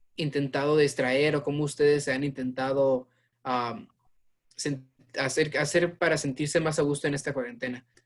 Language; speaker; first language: Spanish; early bilingual, heritage; Spanish